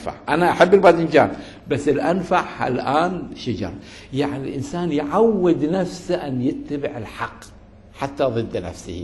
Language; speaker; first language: Arabic; native; Arabic